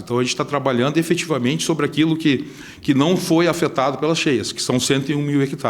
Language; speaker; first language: Portuguese; native; Portuguese